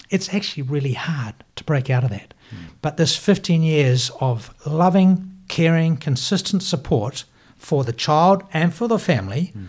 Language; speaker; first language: English; native; English